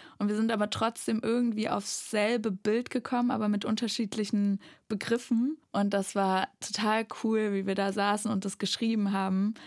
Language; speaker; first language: German; native; German